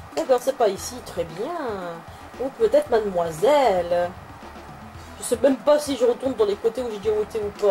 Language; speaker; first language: French; native; French